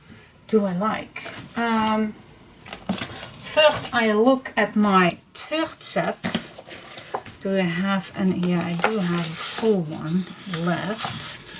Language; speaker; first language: English; non-native, fluent; Dutch